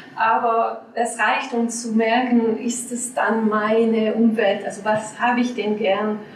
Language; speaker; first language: German; non-native, fluent; French